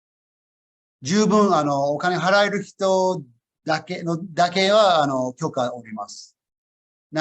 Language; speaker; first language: Japanese; non-native, fluent; English